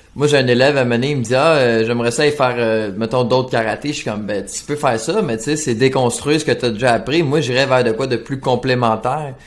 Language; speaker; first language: French; native; French